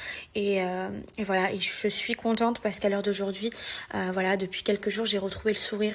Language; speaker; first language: French; native; French